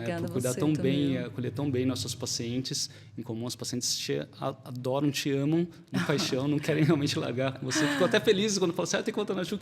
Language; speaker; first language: Portuguese; native; Portuguese